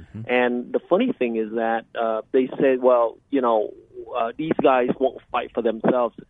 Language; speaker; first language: English; early bilingual, other home language; Vietnamese